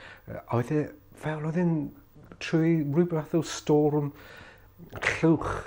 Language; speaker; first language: Welsh; non-native, fluent; English